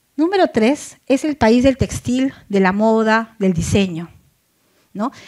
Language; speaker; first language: Spanish; native; Spanish